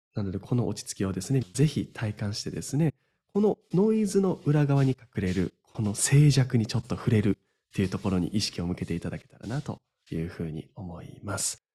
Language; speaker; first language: Japanese; native; Japanese